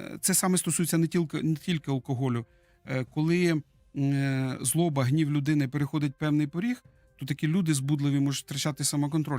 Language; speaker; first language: Ukrainian; native; Ukrainian